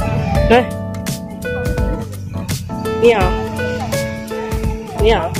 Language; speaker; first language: Chinese; non-native, learner; Filipino